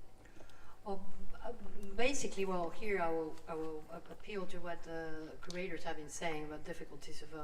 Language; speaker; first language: English; non-native, fluent; Spanish